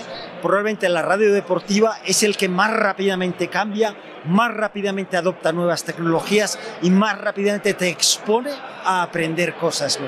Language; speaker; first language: Spanish; native; Spanish